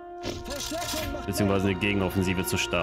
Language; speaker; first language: German; native; German